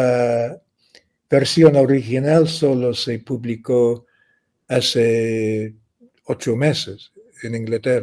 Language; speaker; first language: Spanish; non-native, fluent; English